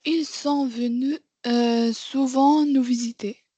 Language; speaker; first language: French; non-native, learner; Arabic